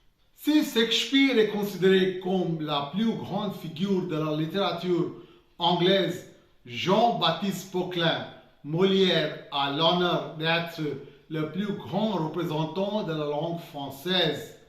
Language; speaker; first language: French; non-native, fluent; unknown